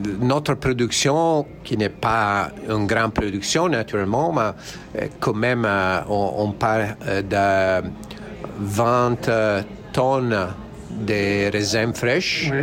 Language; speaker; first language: French; non-native, learner; Italian